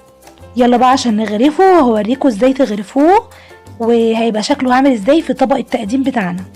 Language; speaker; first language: Arabic; native; Arabic